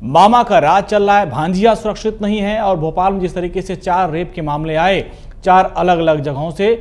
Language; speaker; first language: Hindi; native; Hindi